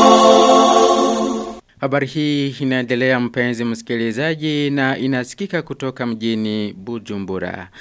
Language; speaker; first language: Swahili; non-native, local second language; Rundi